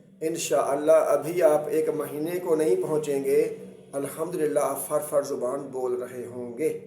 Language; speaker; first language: Urdu; non-native, local second language; Punjabi